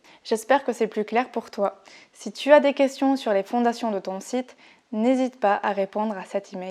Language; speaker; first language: French; native; French